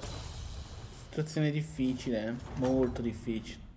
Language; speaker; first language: Italian; native; Italian